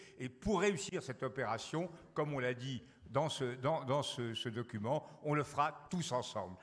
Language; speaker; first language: French; native; French